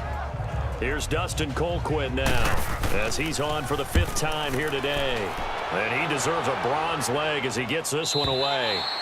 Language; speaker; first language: English; native; English